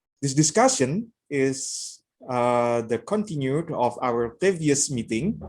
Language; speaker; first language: English; non-native, local second language; Indonesian